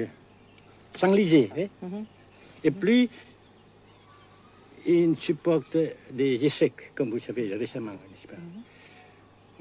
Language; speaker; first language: French; non-native, local second language; Vietnamese